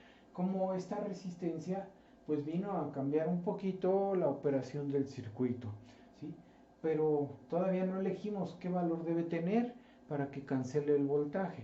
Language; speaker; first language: Spanish; native; Spanish